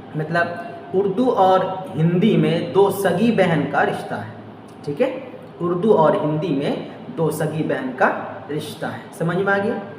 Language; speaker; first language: Urdu; native; Urdu